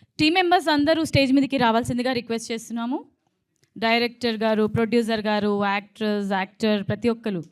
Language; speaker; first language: Telugu; native; Telugu